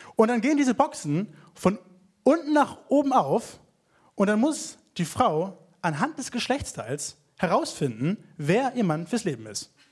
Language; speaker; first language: German; native; German